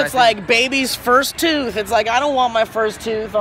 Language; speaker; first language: English; native; English